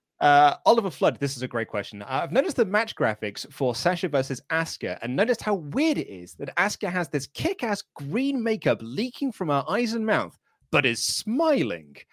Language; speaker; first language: English; native; English